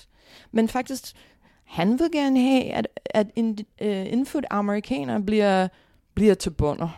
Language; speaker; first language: Danish; non-native, fluent; English